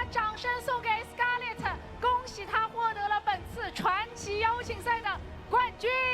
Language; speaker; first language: Chinese; native; Chinese